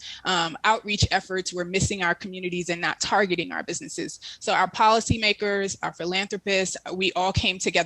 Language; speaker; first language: English; native; English